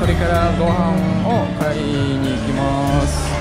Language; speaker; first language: Japanese; non-native, fluent; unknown